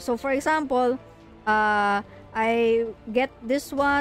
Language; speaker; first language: English; non-native, local second language; Filipino